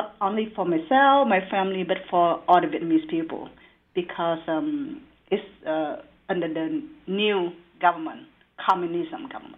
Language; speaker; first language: English; non-native, learner; Vietnamese